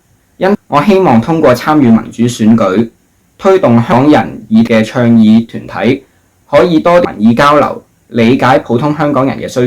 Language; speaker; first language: Cantonese; native; Cantonese